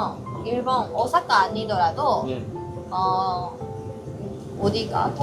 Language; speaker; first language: Korean; non-native, learner; Japanese